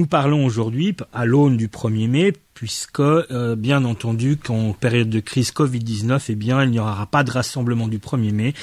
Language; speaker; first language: French; native; French